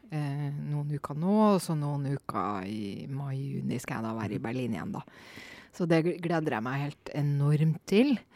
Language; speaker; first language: Norwegian; native; Norwegian